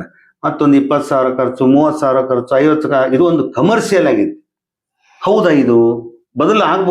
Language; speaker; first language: Kannada; native; Kannada